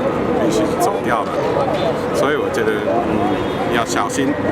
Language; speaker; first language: Chinese; non-native, fluent; English